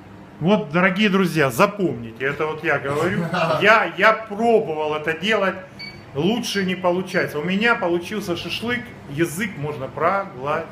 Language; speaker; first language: Russian; native; Russian